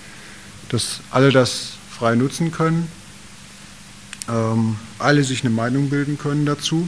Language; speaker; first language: German; native; German